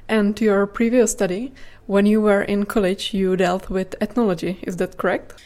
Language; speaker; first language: English; non-native, fluent; Czech